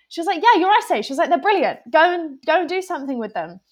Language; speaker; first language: English; native; English